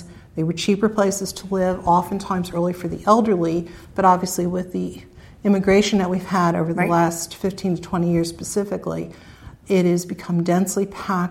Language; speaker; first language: English; native; English